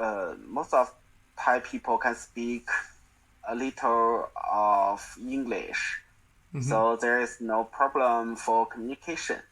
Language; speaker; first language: English; non-native, learner; Chinese